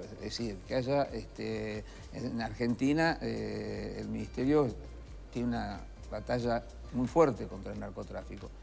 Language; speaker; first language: Spanish; native; Spanish